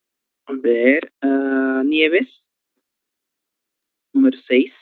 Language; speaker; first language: Spanish; non-native, fluent; Portuguese